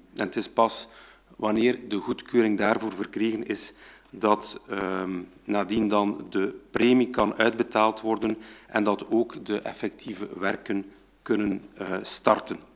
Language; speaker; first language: Dutch; native; Dutch